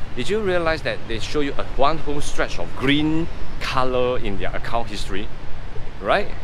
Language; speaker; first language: English; non-native, local second language; Chinese